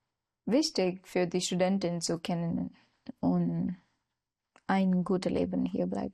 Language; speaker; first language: German; non-native, learner; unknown